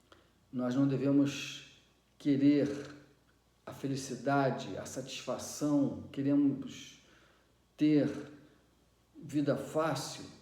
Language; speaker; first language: Portuguese; native; Portuguese